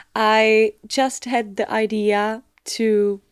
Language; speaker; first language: English; non-native, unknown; Czech